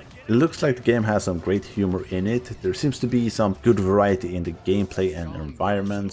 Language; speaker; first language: English; non-native, fluent; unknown